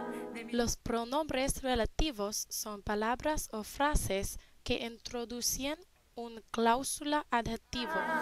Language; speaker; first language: Spanish; non-native, learner; English